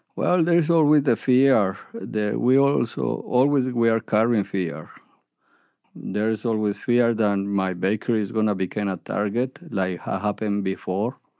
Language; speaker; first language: English; non-native, fluent; Spanish